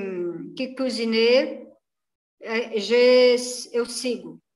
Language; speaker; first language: French; non-native, learner; Portuguese